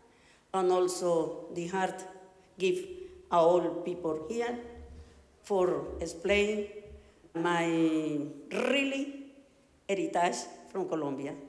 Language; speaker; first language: English; non-native, learner; Spanish